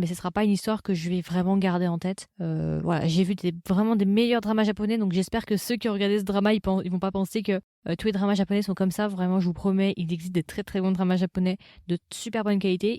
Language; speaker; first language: French; native; French